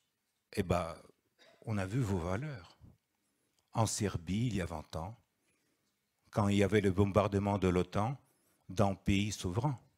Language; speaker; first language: French; non-native, fluent; Russian